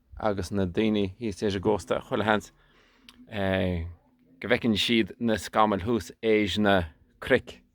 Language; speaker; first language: Irish; native; Irish